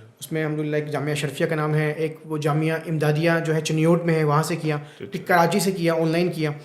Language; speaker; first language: Urdu; non-native, local second language; Punjabi